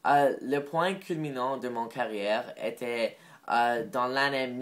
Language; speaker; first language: French; non-native, learner; English